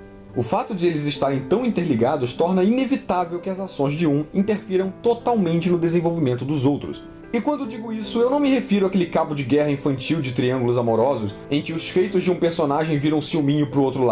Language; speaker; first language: Portuguese; native; Portuguese